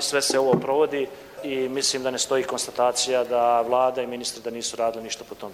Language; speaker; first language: Croatian; native; Croatian